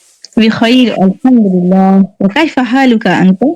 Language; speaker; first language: Arabic; non-native, learner; Bangla